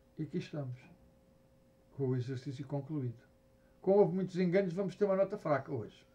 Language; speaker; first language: Portuguese; native; Portuguese